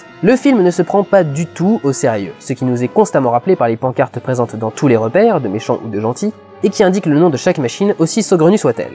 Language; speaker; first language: French; native; French